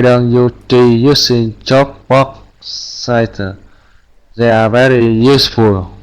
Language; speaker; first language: English; non-native, learner; Vietnamese